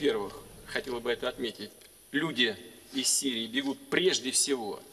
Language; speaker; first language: Russian; native; Russian